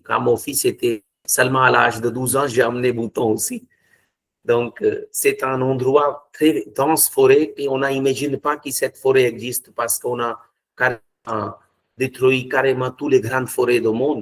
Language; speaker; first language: French; non-native, fluent; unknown